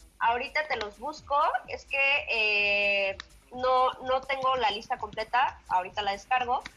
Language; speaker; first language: Spanish; native; Spanish